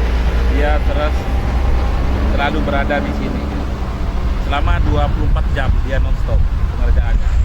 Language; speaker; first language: Indonesian; non-native, local second language; Sasak